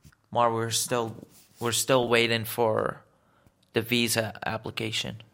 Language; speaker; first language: English; native; English